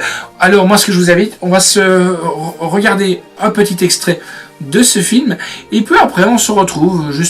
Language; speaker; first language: French; native; French